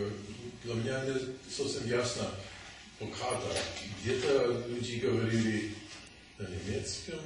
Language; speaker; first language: Russian; non-native, learner; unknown